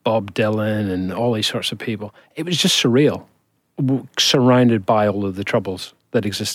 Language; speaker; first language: English; native; English